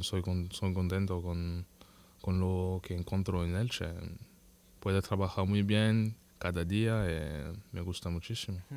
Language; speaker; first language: Spanish; non-native, learner; French